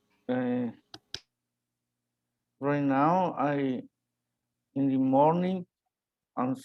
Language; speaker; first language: English; non-native, learner; Spanish